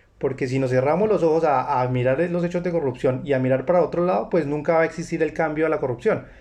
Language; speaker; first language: Spanish; native; Spanish